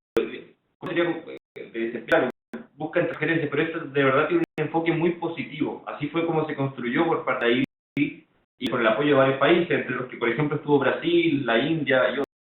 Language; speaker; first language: Spanish; native; Spanish